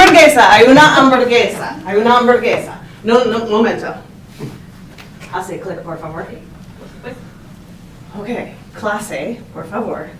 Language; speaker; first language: Spanish; non-native, fluent; English